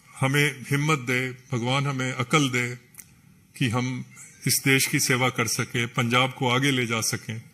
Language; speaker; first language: Hindi; non-native, local second language; Punjabi